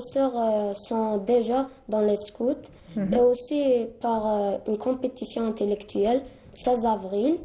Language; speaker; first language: French; non-native, learner; Arabic